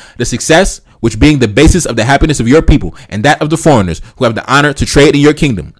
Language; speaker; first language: English; early bilingual, other home language; Haitian Creole